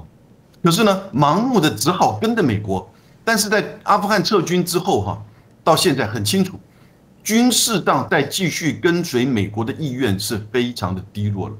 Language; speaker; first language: Chinese; native; Chinese